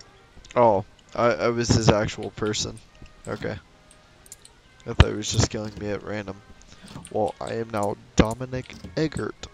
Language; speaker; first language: English; native; English